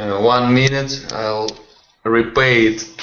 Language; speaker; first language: English; non-native, learner; Russian